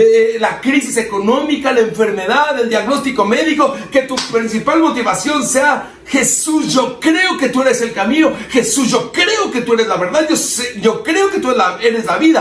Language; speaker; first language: Spanish; native; Spanish